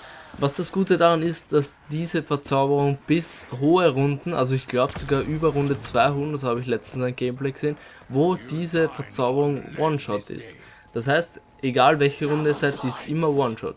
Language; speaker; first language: German; native; German